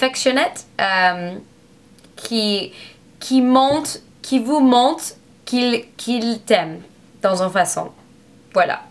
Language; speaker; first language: French; non-native, learner; English